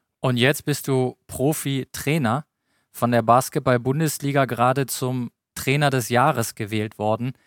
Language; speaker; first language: German; native; German